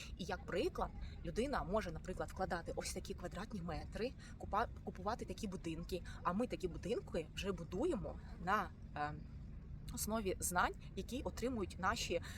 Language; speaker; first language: Ukrainian; non-native, local second language; Russian